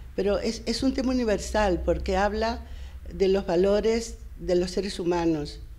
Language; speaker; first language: Spanish; native; Spanish